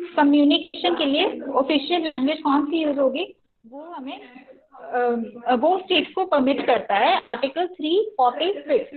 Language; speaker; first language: Hindi; non-native, local second language; Punjabi